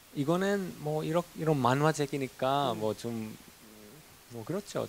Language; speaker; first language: Korean; non-native, fluent; Finnish